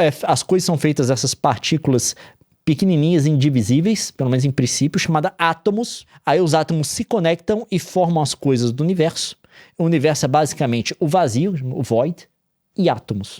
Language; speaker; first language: Portuguese; native; Portuguese